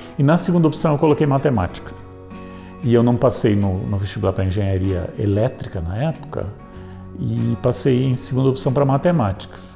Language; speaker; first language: Portuguese; native; Portuguese